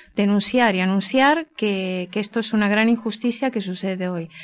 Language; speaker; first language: Spanish; native; Spanish